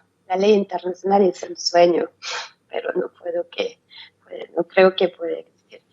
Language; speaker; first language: Spanish; non-native, learner; French